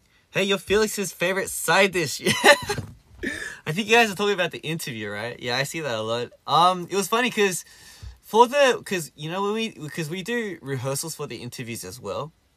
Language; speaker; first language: English; early bilingual, other home language; Korean